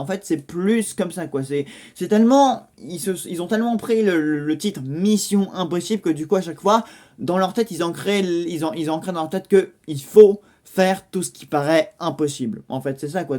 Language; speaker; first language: French; native; French